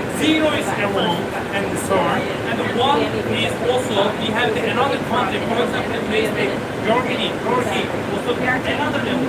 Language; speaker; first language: English; non-native, fluent; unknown